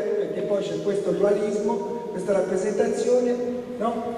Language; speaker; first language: Italian; native; Italian